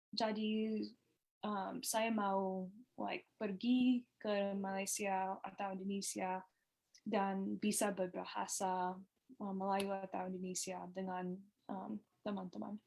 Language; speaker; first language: Indonesian; non-native, learner; English